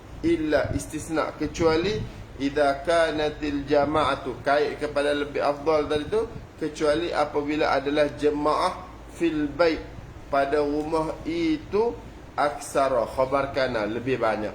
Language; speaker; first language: Malay; native; Malay